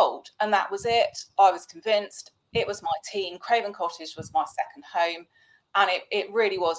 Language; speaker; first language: English; native; English